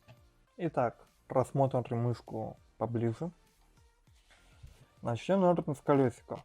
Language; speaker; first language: Russian; native; Russian